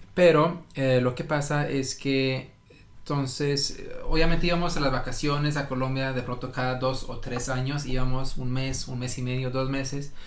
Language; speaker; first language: Spanish; early bilingual, heritage; Norwegian